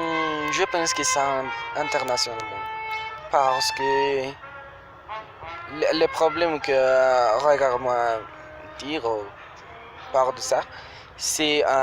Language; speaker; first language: French; non-native, learner; Spanish